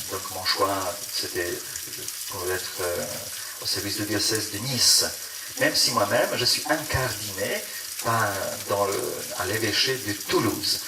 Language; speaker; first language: French; non-native, fluent; Polish